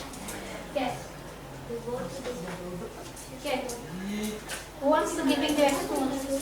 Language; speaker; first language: English; non-native, fluent; Indonesian